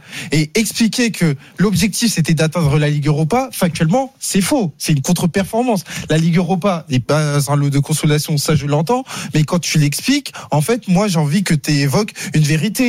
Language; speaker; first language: French; native; French